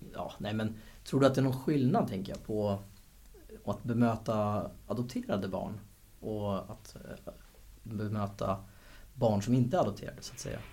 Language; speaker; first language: Swedish; native; Swedish